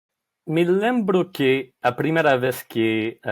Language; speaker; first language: Portuguese; non-native, learner; French